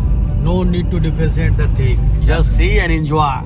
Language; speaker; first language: English; non-native, local second language; Hindi